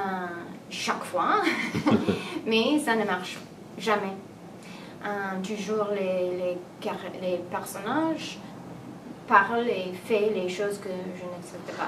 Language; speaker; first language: French; non-native, learner; English